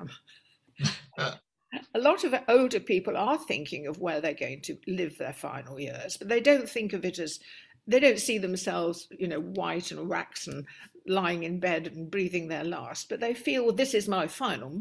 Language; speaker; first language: English; native; English